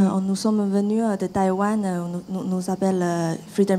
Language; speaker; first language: French; non-native, fluent; Chinese